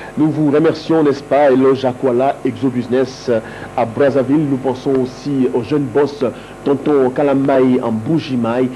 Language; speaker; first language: French; non-native, local second language; Lingala